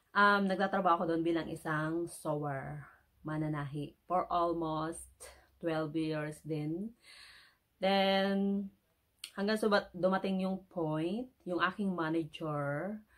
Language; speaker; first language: Filipino; native; Filipino